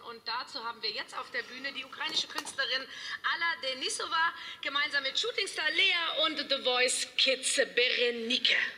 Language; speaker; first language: German; native; German